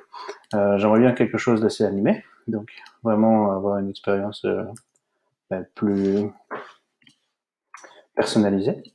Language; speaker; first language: French; native; French